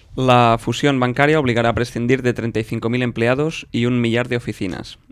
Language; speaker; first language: Spanish; non-native, local second language; Catalan